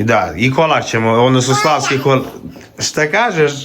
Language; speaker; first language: Croatian; native; Croatian